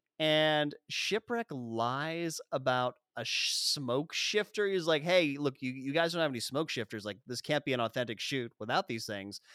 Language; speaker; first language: English; native; English